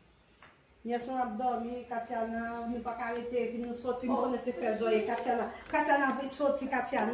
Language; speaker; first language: Portuguese; non-native, learner; Haitian Creole